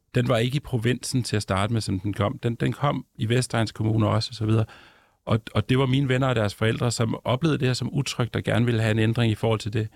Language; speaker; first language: Danish; native; Danish